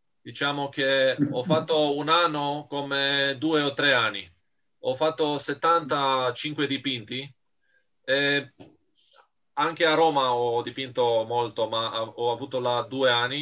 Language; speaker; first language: Italian; non-native, fluent; Romanian